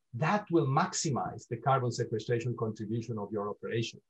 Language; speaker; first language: English; non-native, fluent; Spanish